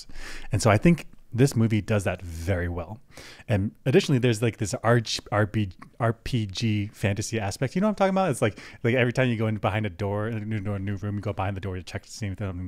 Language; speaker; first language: English; native; English